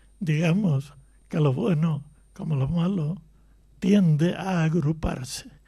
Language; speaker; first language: Spanish; native; Spanish